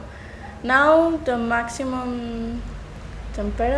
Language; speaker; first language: English; non-native, learner; Spanish